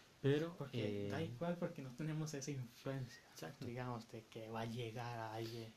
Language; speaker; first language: Spanish; native; Spanish